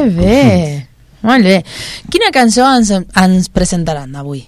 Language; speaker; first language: Catalan; non-native, learner; Spanish